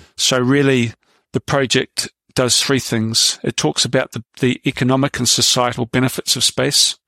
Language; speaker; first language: English; native; English